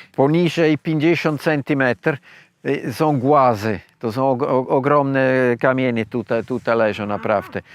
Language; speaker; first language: Polish; non-native, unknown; German